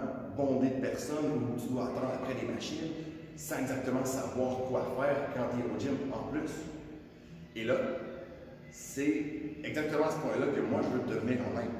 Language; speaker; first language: French; native; French